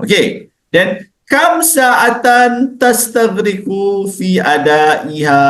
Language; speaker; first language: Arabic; non-native, fluent; Malay